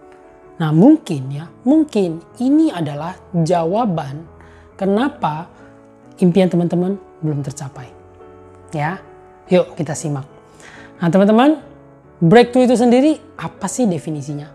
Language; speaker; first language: Indonesian; native; Indonesian